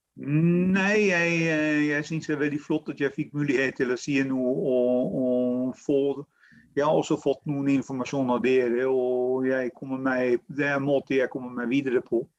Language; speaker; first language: Norwegian; non-native, fluent; Dutch